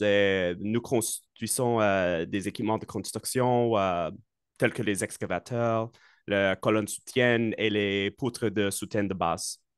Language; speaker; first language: French; non-native, local second language; English